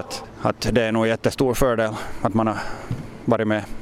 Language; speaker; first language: Swedish; native; Swedish